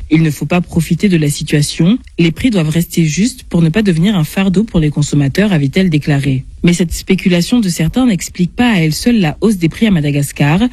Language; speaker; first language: French; native; French